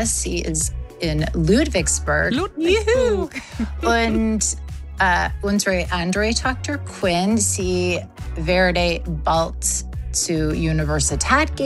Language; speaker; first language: German; non-native, learner; English